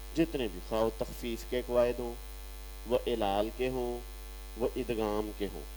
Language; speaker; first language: Urdu; non-native, local second language; Punjabi